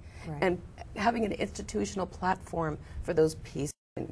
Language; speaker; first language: English; native; English